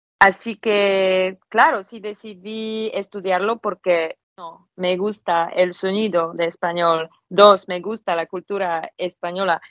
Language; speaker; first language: Spanish; non-native, fluent; Polish